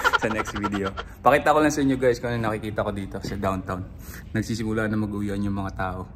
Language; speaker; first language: Filipino; native; Filipino